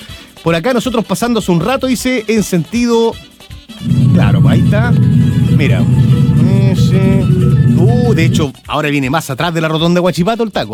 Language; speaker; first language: Spanish; native; Spanish